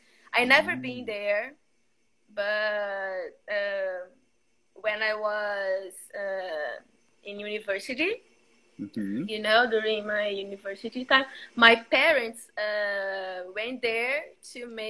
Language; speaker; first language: English; non-native, fluent; Portuguese